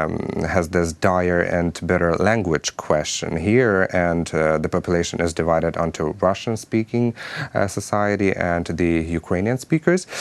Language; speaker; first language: English; non-native, fluent; Ukrainian